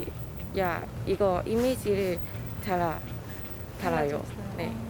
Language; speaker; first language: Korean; non-native, learner; Cantonese